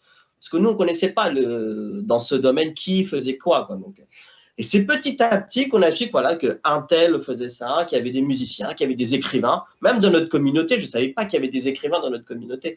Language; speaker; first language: French; native; French